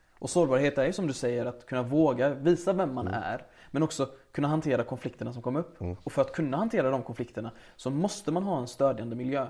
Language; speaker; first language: Swedish; early bilingual, other home language; Arabic